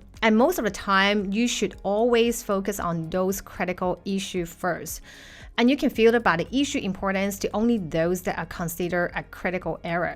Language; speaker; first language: English; non-native, fluent; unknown